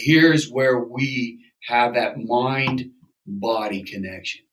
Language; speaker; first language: English; early bilingual, other home language; Spanish